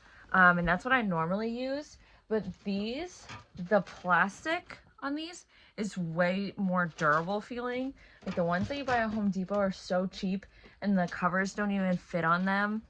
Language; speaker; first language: English; native; English